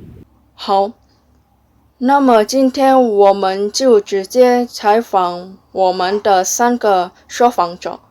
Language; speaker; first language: Chinese; non-native, learner; Indonesian